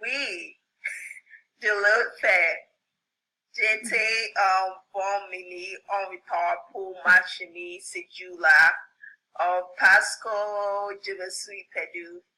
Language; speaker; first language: French; non-native, learner; English